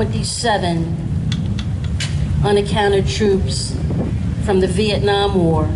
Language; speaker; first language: English; native; English